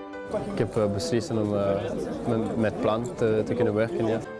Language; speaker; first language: Dutch; non-native, local second language; French